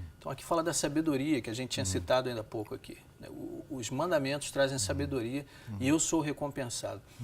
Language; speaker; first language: Portuguese; native; Portuguese